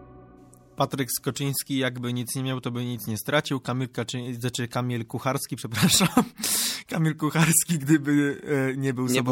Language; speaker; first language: Polish; native; Polish